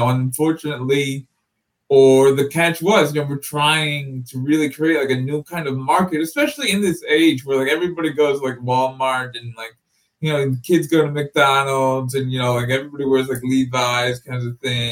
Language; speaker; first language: English; native; English